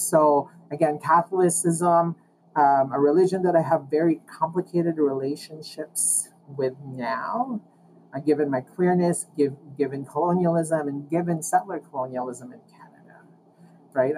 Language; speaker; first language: English; non-native, local second language; Filipino